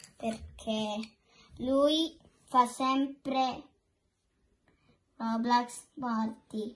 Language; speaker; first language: Italian; early bilingual, other home language; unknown